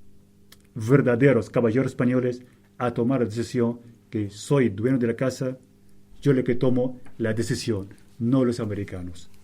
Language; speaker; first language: Spanish; non-native, fluent; Arabic